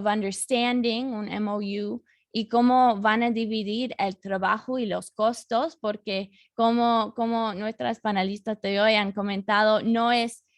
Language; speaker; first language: Spanish; non-native, fluent; English